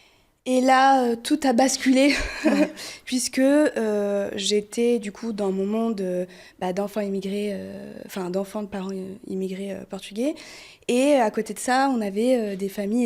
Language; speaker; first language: French; early bilingual, other home language; Portuguese